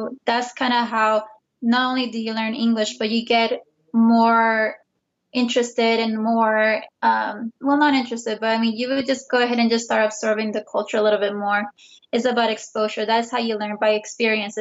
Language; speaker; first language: English; early bilingual, other home language; Spanish